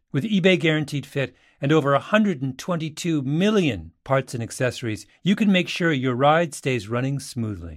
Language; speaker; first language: English; native; English